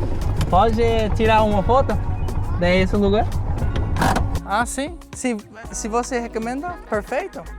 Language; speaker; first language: Portuguese; non-native, learner; English